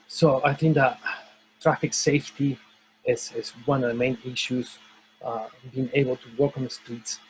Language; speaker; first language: English; non-native, fluent; Spanish